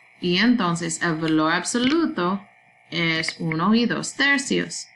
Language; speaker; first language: Spanish; non-native, learner; English